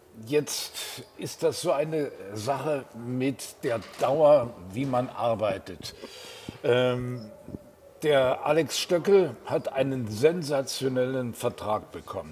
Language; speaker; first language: German; native; German